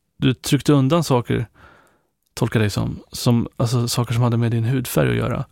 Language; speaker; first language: Swedish; native; Swedish